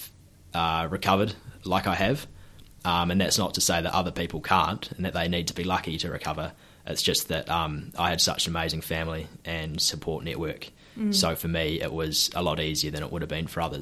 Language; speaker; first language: English; native; English